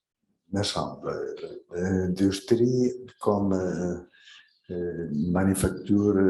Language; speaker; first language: French; non-native, fluent; Italian